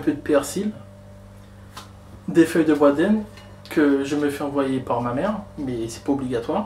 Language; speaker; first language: French; native; French